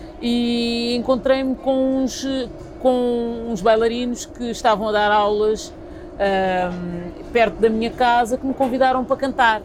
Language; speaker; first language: Portuguese; early bilingual, other home language; Kabuverdianu